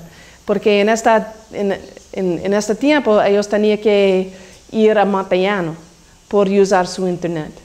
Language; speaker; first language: Spanish; non-native, learner; English